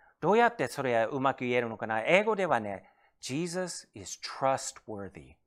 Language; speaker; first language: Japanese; non-native, fluent; English